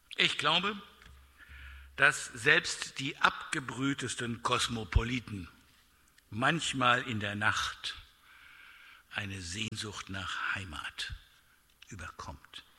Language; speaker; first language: German; native; German